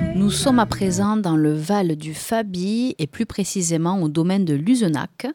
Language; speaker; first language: French; native; French